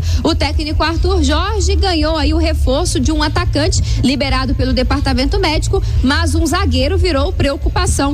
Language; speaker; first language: Portuguese; native; Portuguese